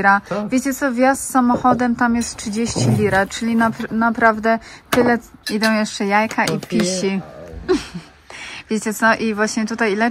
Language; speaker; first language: Polish; native; Polish